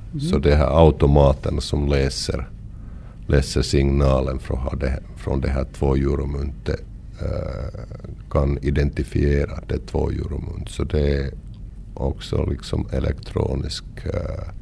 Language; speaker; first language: Swedish; non-native, local second language; Finnish